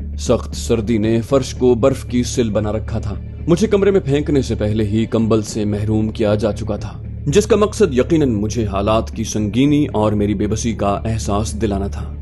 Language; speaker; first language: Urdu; native; Urdu